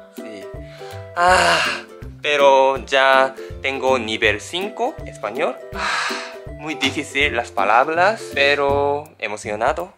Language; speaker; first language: Spanish; non-native, learner; Japanese